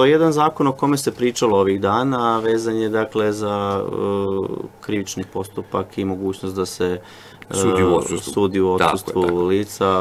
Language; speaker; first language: Serbian; native; Serbian